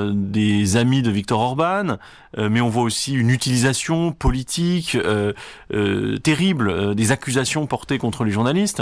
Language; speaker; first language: French; native; French